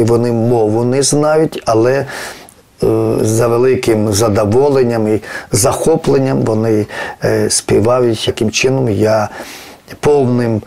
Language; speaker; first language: Ukrainian; non-native, fluent; Georgian